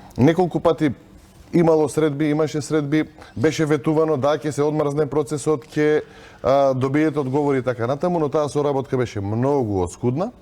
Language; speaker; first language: Macedonian; native; Macedonian